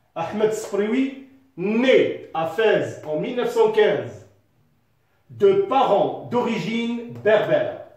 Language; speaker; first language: French; non-native, local second language; Arabic